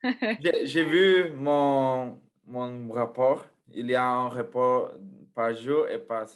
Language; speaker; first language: French; non-native, fluent; Spanish